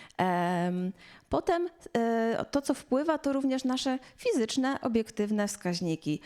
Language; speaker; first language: Polish; native; Polish